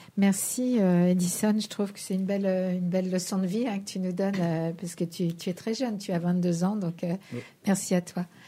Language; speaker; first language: French; native; French